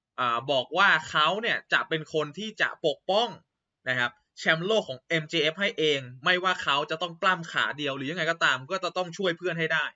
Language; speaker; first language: Thai; native; Thai